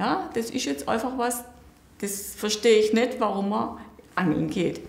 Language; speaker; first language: German; native; German